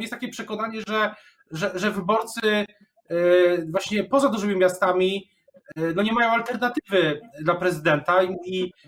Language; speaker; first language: Polish; native; Polish